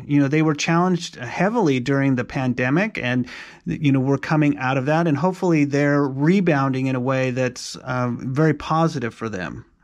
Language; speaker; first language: English; native; English